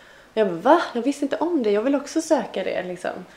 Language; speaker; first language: Swedish; native; Swedish